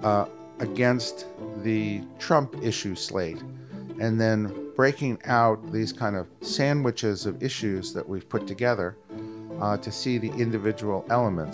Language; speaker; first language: English; native; English